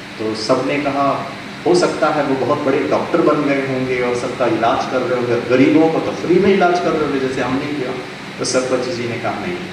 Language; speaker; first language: Hindi; non-native, local second language; Tamil